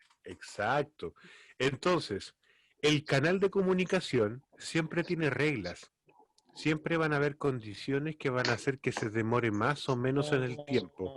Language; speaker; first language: Spanish; native; Spanish